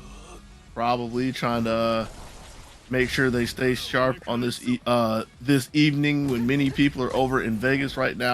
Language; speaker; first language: English; native; English